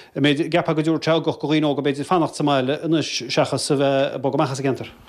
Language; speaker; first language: Irish; native; Irish